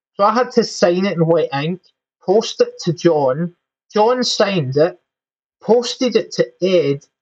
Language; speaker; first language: English; native; English